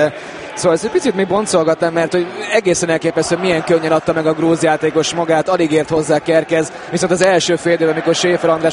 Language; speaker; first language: Hungarian; native; Hungarian